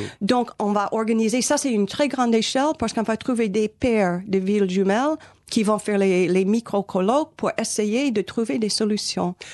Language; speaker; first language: French; non-native, fluent; English